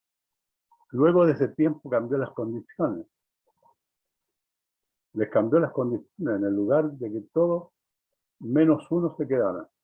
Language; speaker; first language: Spanish; native; Spanish